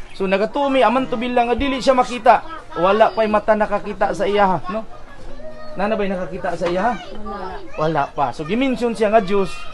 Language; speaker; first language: Cebuano; non-native, local second language; Iloko